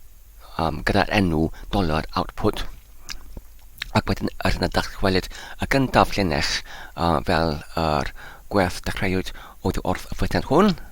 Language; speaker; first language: Welsh; non-native, learner; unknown